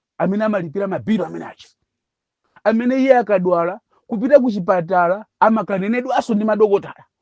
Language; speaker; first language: Nyanja; non-native, local second language; Tumbuka